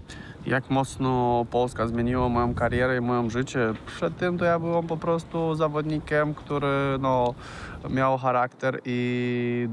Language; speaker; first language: Polish; non-native, fluent; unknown